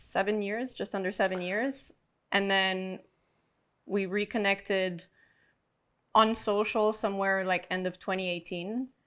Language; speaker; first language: English; non-native, fluent; Portuguese